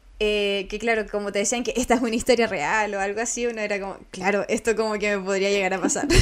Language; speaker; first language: Spanish; native; Spanish